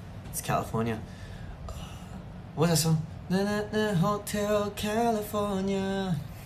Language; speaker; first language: English; early bilingual, other home language; Korean